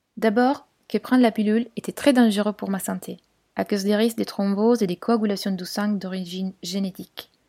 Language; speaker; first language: French; non-native, fluent; Italian